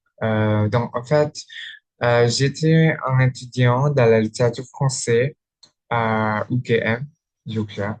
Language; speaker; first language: French; non-native, learner; Indonesian